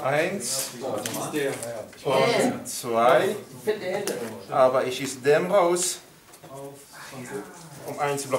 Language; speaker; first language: German; native; German